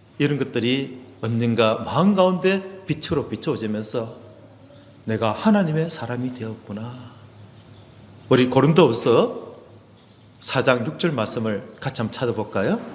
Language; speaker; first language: Korean; native; Korean